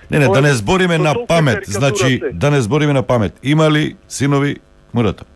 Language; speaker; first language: Macedonian; native; Macedonian